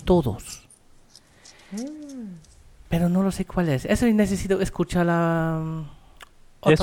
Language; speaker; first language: Spanish; non-native, fluent; German